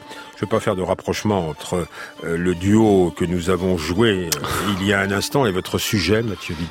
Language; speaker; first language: French; native; French